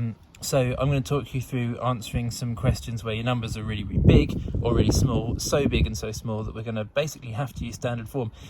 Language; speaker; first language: English; native; English